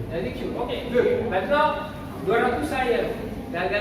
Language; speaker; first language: Indonesian; non-native, learner; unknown